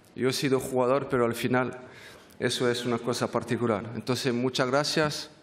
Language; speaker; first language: Spanish; non-native, fluent; French